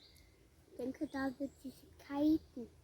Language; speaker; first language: German; early bilingual, other home language; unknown